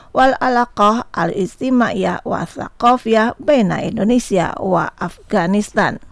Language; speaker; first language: Arabic; non-native, fluent; Indonesian